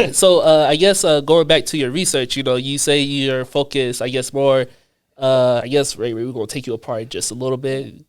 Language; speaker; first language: English; native; English